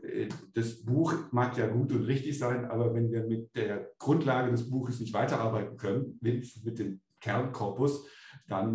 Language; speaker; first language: German; native; German